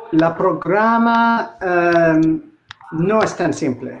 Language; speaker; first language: Spanish; non-native, learner; English